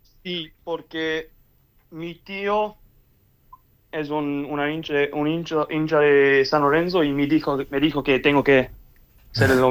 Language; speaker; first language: Spanish; early bilingual, heritage; English